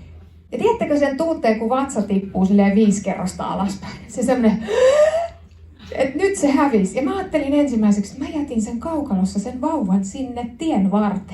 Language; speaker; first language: Finnish; native; Finnish